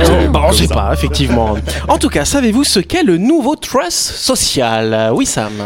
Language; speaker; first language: French; native; French